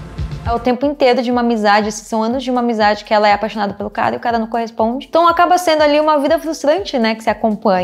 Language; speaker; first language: Portuguese; native; Portuguese